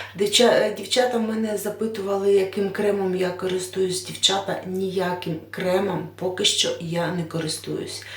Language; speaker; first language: Ukrainian; native; Ukrainian